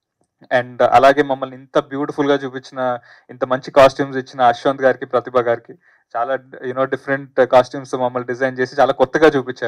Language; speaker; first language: Telugu; native; Telugu